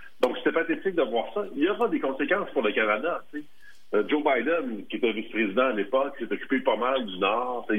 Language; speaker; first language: French; native; French